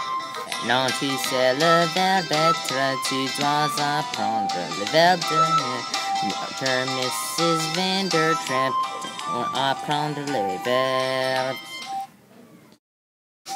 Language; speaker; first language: French; non-native, learner; English